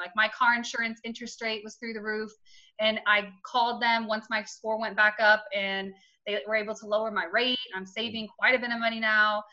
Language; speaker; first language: English; native; English